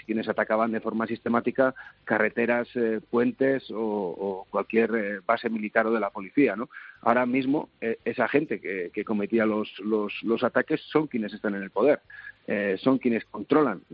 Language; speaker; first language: Spanish; native; Spanish